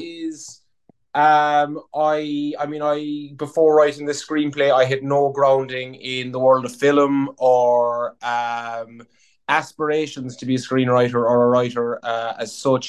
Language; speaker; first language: English; native; English